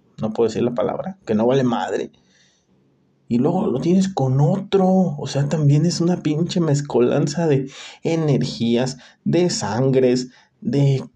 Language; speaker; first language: Spanish; native; Spanish